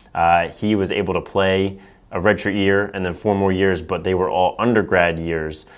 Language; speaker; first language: English; native; English